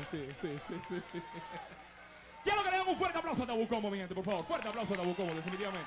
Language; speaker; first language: Spanish; native; Spanish